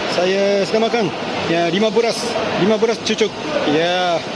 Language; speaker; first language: Malay; non-native, learner; Japanese